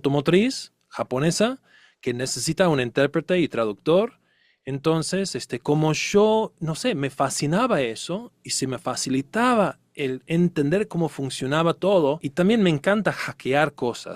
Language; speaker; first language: Spanish; non-native, fluent; English